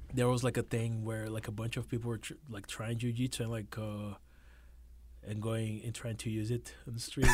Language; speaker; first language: English; non-native, fluent; Portuguese